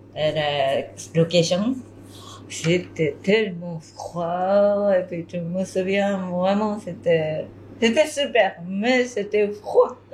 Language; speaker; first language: French; non-native, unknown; Japanese